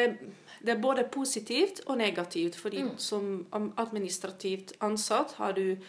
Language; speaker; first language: Norwegian; non-native, fluent; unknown